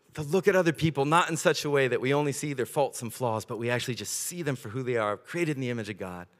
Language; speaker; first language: English; native; English